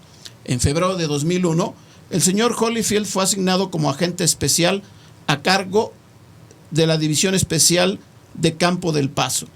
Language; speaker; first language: Spanish; native; Spanish